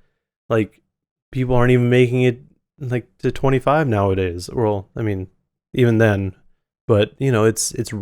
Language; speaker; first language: English; native; English